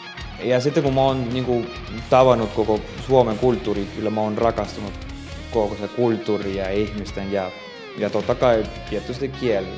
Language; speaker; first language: Finnish; non-native, fluent; Spanish